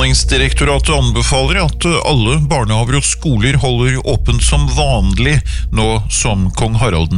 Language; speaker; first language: Norwegian; native; Norwegian